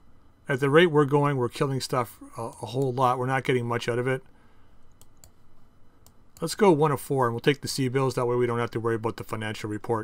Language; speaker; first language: English; native; English